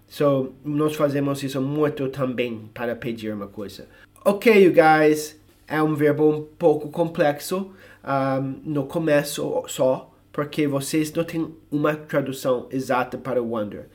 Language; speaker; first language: Portuguese; non-native, fluent; English